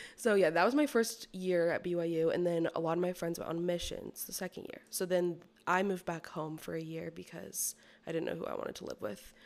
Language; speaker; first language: English; native; English